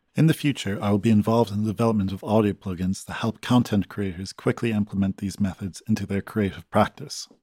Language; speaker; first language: English; native; English